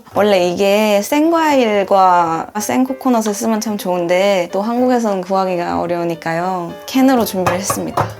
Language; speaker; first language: Korean; early bilingual, other home language; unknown